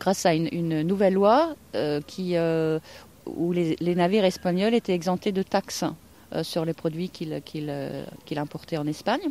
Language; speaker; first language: French; non-native, fluent; Norwegian